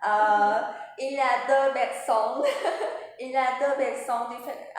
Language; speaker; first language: French; non-native, learner; Vietnamese